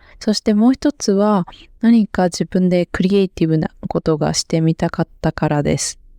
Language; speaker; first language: Japanese; native; Japanese